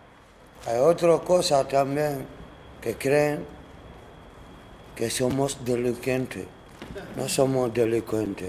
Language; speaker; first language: Spanish; non-native, learner; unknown